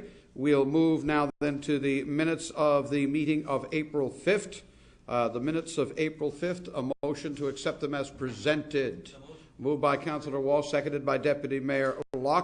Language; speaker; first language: English; native; English